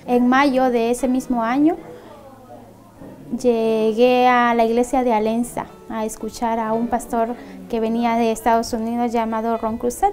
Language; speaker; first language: Spanish; native; Spanish